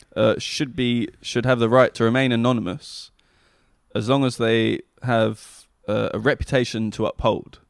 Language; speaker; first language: English; native; English